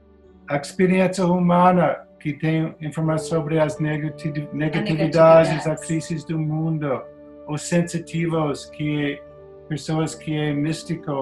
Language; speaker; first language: Portuguese; non-native, learner; English